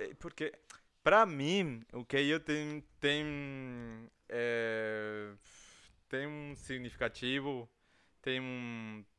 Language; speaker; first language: Portuguese; non-native, fluent; Spanish